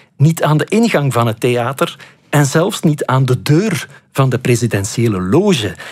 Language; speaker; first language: Dutch; native; Dutch